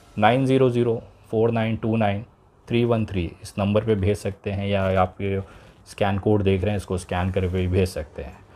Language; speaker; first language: Hindi; native; Hindi